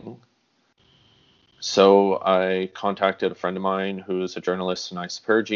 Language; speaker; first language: English; native; English